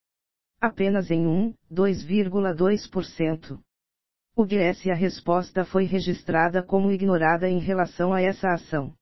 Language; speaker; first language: Portuguese; native; Portuguese